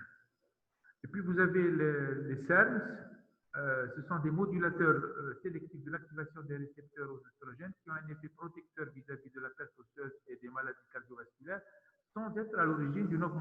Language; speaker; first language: French; non-native, local second language; Arabic